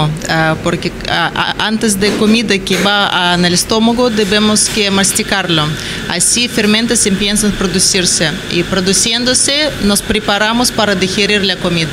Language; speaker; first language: Spanish; non-native, learner; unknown